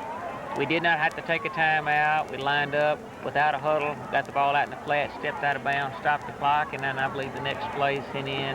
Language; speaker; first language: English; native; English